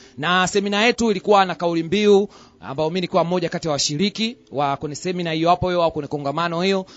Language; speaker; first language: Swahili; non-native, local second language; Rundi